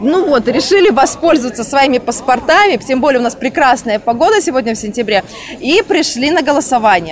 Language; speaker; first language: Russian; native; Russian